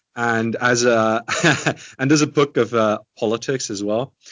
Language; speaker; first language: English; non-native, fluent; Estonian